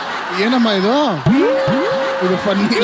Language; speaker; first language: Kannada; native; Kannada